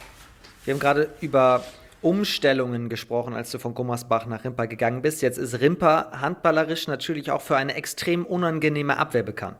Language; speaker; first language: German; native; German